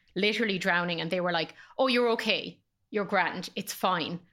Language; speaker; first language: English; native; English